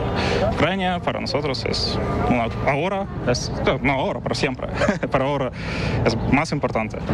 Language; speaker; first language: Spanish; non-native, learner; Ukrainian